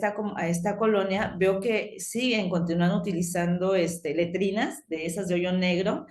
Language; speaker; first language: Spanish; native; Spanish